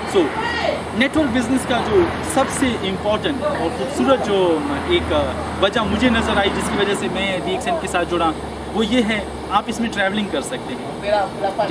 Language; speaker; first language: Urdu; non-native, local second language; Pashto